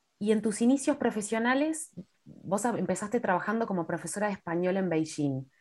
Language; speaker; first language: Spanish; native; Spanish